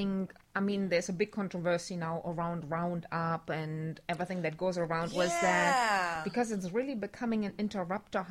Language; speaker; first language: English; non-native, fluent; German